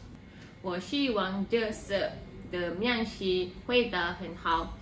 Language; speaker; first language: Chinese; non-native, learner; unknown